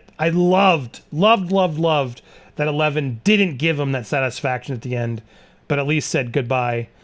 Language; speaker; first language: English; native; English